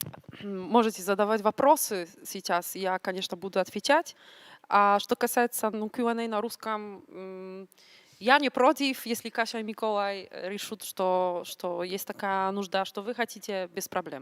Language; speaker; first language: Russian; non-native, fluent; Polish